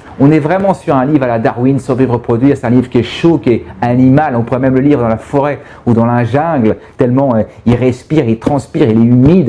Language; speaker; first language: French; native; French